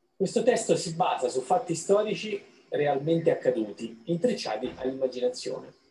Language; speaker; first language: Italian; non-native, fluent; Albanian